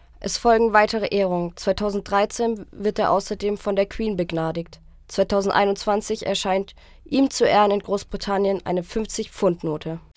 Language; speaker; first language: German; native; German